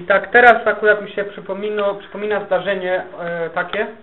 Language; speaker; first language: Polish; native; Polish